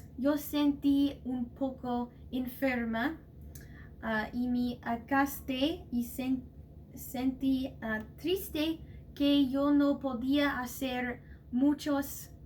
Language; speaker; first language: Spanish; non-native, learner; English